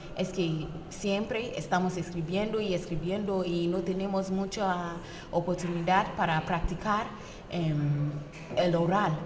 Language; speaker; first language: Spanish; non-native, learner; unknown